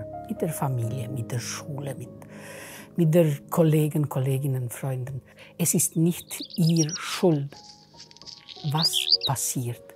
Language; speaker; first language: German; non-native, fluent; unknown